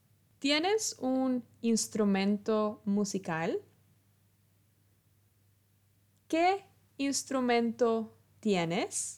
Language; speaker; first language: Spanish; non-native, fluent; English